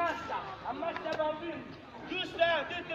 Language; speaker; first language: Italian; non-native, learner; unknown